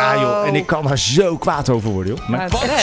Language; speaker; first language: Dutch; native; Dutch